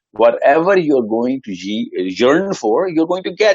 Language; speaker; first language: English; non-native, local second language; Urdu